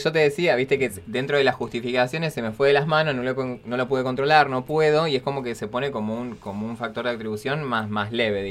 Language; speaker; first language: Spanish; native; Spanish